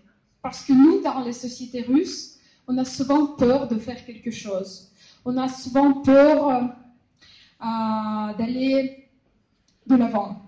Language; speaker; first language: French; non-native, fluent; Russian